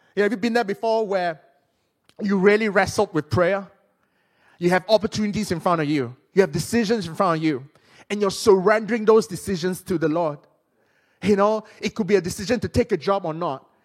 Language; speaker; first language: English; non-native, local second language; Min Nan Chinese